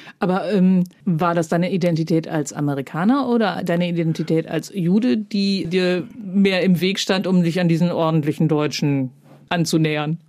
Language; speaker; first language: German; native; German